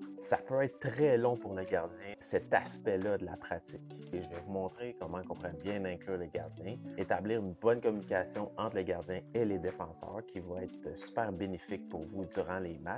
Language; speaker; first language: French; native; French